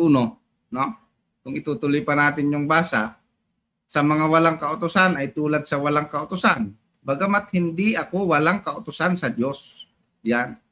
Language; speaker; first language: Filipino; native; Filipino